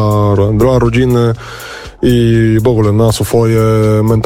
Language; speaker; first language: Polish; non-native, learner; Spanish